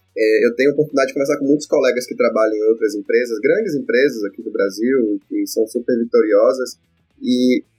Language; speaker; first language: Portuguese; native; Portuguese